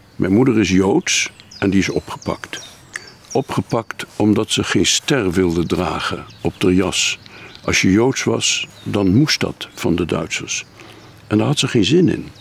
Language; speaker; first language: Dutch; native; Dutch